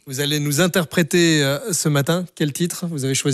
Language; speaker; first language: French; native; French